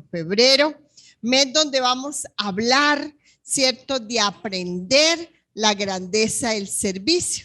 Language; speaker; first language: Spanish; native; Spanish